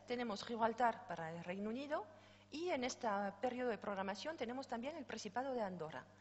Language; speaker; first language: Spanish; non-native, fluent; French